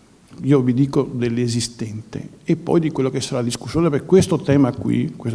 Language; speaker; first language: Italian; native; Italian